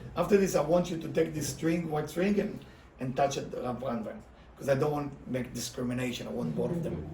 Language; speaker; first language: English; non-native, fluent; Hebrew